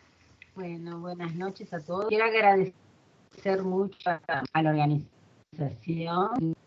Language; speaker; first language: Spanish; non-native, fluent; Portuguese